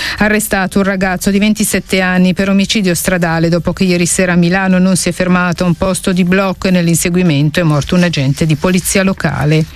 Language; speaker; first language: Italian; native; Italian